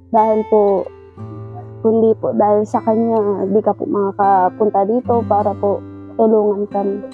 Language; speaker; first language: Filipino; non-native, local second language; Bikol